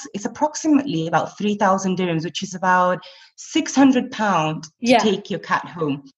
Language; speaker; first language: English; native; English